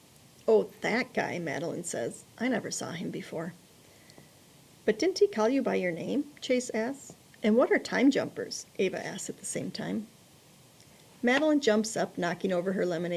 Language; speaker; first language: English; native; English